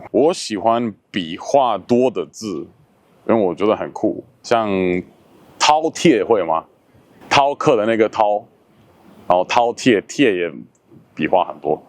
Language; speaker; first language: Chinese; non-native, fluent; English